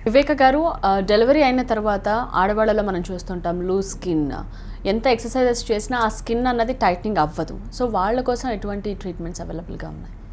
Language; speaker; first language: Telugu; native; Telugu